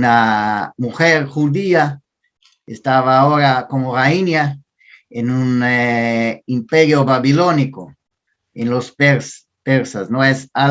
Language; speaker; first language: Spanish; non-native, learner; Portuguese